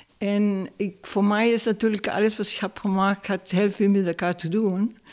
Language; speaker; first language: Dutch; non-native, fluent; Spanish